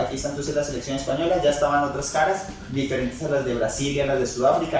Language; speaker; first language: Spanish; native; Spanish